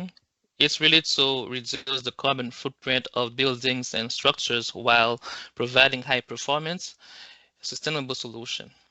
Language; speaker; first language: English; non-native, local second language; French